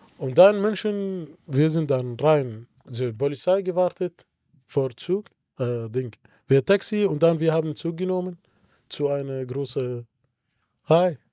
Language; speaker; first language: German; non-native, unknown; Arabic